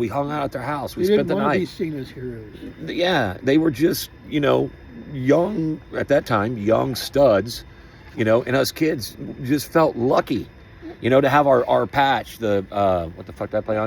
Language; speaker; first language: English; native; English